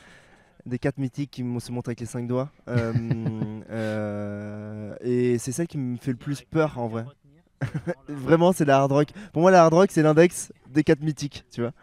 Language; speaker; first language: French; native; French